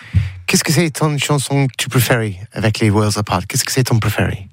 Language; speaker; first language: French; non-native, learner; English